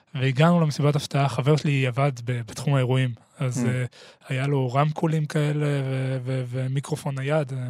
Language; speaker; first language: Hebrew; native; Hebrew